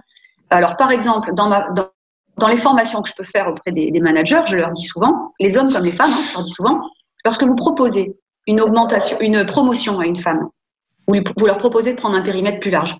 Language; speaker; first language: French; native; French